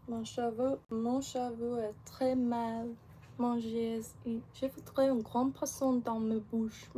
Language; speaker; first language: French; non-native, learner; English